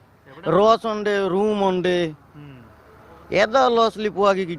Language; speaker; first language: Malayalam; non-native, learner; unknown